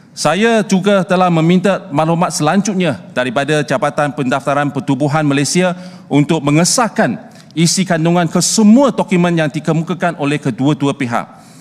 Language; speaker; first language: Malay; non-native, local second language; Chinese